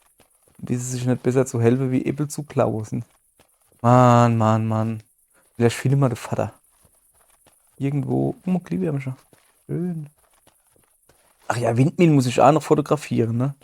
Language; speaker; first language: German; native; German